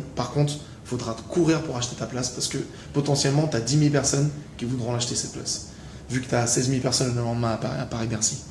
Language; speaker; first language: French; native; French